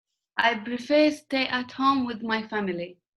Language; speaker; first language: English; non-native, learner; Arabic